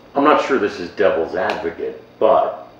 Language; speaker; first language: English; native; English